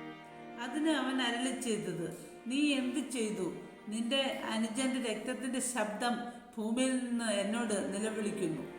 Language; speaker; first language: Malayalam; native; Malayalam